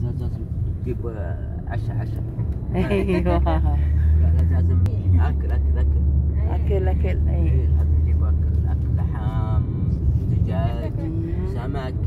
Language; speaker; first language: Arabic; non-native, learner; Filipino